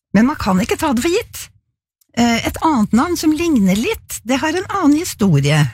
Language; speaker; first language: Norwegian; native; Norwegian